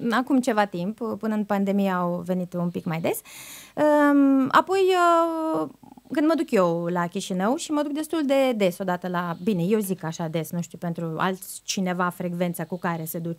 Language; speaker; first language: Romanian; non-native, fluent; Russian